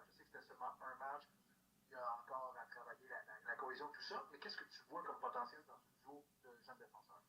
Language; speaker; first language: French; native; French